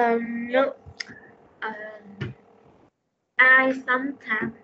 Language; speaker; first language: English; non-native, learner; Vietnamese